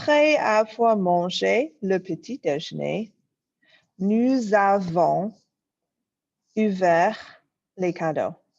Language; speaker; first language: French; non-native, fluent; English